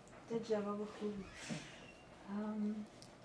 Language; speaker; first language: Persian; early bilingual, heritage; Persian